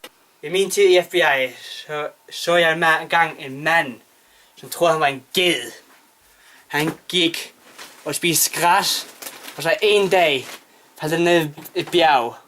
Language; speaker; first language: Danish; non-native, learner; Icelandic